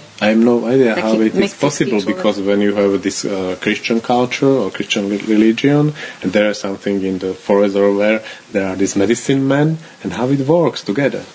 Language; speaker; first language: English; non-native, learner; Slovak